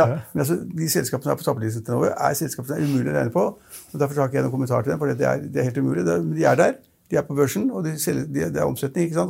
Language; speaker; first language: Norwegian; native; Norwegian